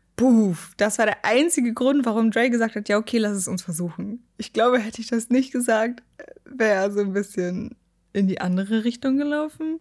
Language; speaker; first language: German; native; German